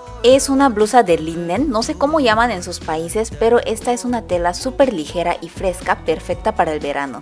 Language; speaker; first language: Spanish; non-native, fluent; Korean